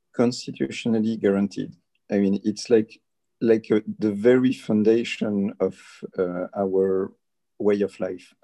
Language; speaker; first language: English; early bilingual, other home language; Spanish